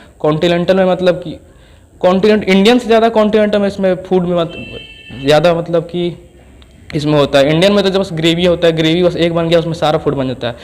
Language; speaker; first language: Hindi; native; Hindi